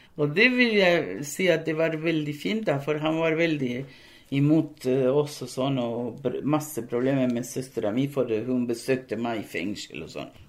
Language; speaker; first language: Norwegian; non-native, fluent; Spanish